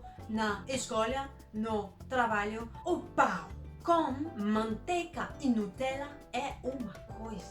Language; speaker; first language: Portuguese; non-native, learner; Danish